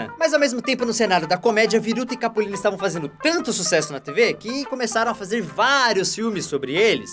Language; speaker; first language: Portuguese; native; Portuguese